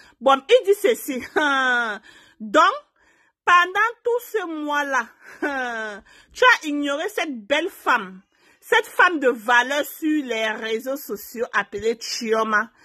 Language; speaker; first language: French; non-native, local second language; Haitian Creole